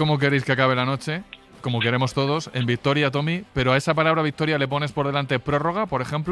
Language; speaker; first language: Spanish; native; Spanish